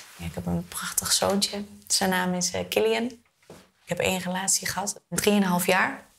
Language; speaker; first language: Dutch; native; Dutch